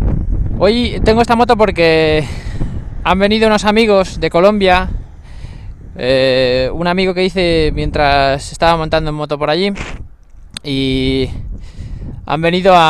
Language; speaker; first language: Spanish; native; Spanish